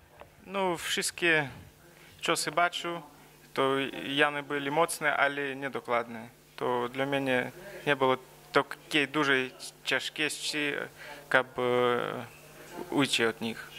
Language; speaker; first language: Polish; non-native, learner; Russian